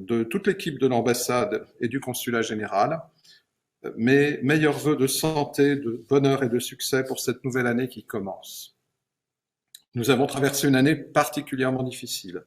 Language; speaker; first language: French; native; French